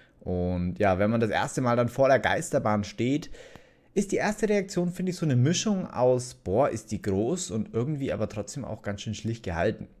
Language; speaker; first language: German; native; German